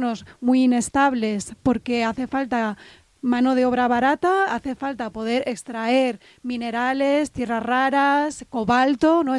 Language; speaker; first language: Spanish; native; Spanish